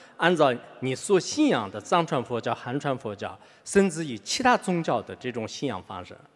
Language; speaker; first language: Chinese; non-native, local second language; Tibetan